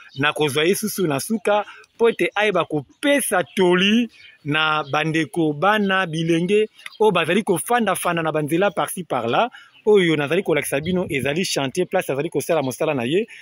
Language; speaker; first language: Lingala; native; Lingala